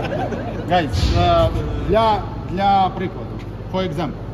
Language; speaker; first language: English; non-native, learner; Ukrainian